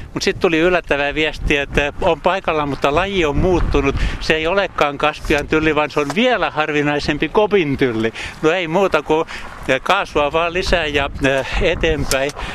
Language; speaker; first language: Finnish; native; Finnish